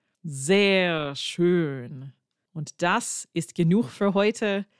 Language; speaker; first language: German; non-native, fluent; English